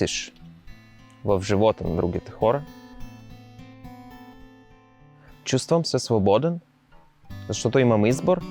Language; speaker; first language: Bulgarian; non-native, learner; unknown